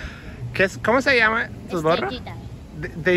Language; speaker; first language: Spanish; non-native, learner; Turkish